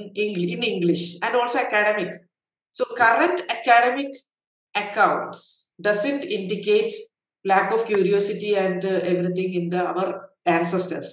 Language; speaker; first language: English; non-native, local second language; Malayalam